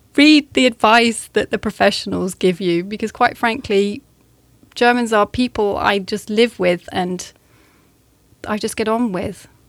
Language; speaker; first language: English; native; English